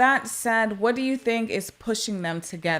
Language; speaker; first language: English; native; English